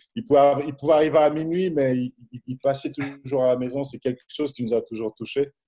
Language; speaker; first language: French; non-native, local second language; Lingala